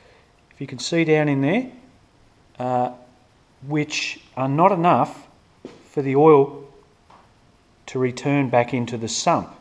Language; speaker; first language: English; native; English